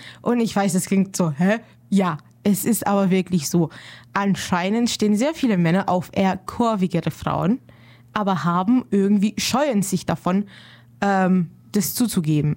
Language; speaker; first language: German; early bilingual, other home language; Romanian